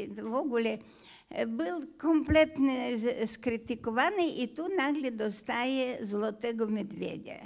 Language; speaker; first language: Polish; non-native, fluent; Hungarian